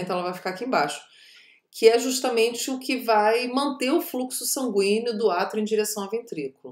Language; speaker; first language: Portuguese; native; Portuguese